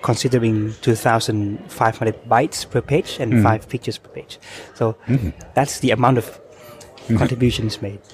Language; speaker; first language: English; non-native, fluent; Thai